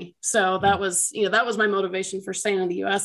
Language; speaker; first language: English; native; English